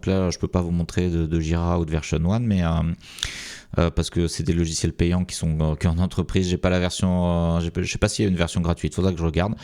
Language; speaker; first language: French; native; French